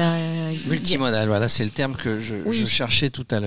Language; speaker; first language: French; native; French